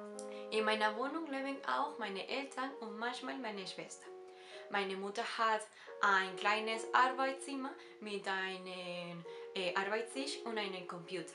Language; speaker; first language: German; non-native, learner; Spanish